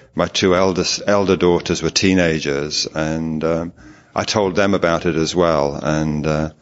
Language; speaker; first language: English; native; English